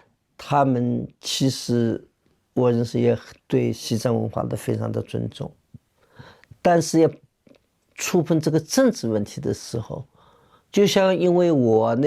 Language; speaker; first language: Chinese; native; Chinese